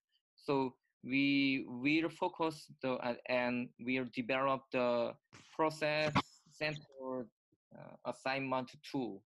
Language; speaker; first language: English; non-native, learner; Korean